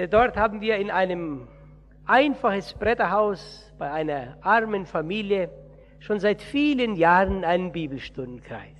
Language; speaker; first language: German; early bilingual, heritage; Portuguese